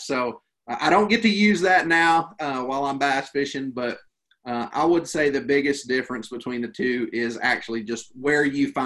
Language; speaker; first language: English; native; English